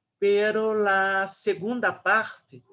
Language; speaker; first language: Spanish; non-native, fluent; Portuguese